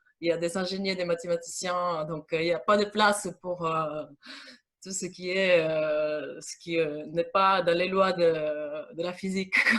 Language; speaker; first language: French; non-native, fluent; Italian